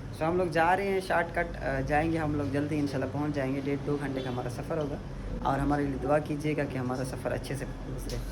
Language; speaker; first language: Urdu; non-native, local second language; Punjabi